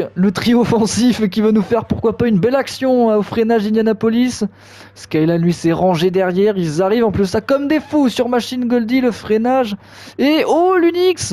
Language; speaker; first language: French; native; French